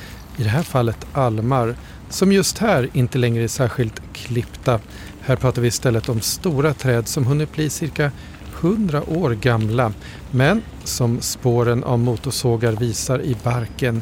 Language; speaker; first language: Swedish; native; Swedish